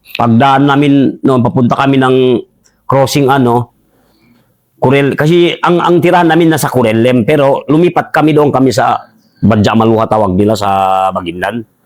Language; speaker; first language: Filipino; non-native, local second language; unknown